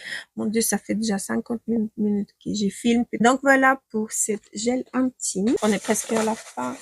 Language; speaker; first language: French; non-native, fluent; Ukrainian